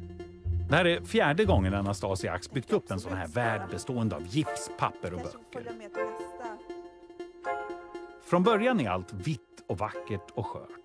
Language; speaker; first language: Swedish; native; Swedish